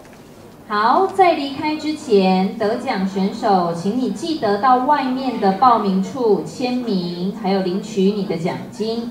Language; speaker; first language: Chinese; native; Chinese